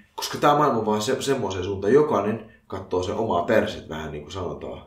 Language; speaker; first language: Finnish; early bilingual, other home language; Arabic